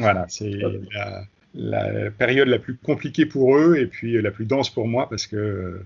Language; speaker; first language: French; native; French